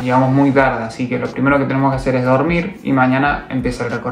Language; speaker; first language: Spanish; native; Spanish